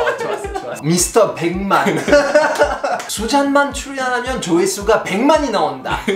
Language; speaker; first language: Korean; non-native, fluent; French